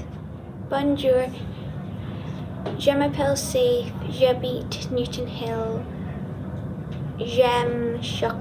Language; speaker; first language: French; non-native, learner; English